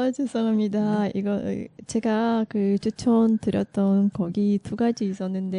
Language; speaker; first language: Korean; non-native, learner; Russian